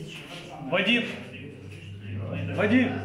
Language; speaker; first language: Russian; native; Russian